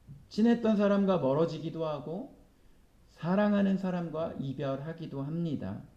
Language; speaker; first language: Korean; native; Korean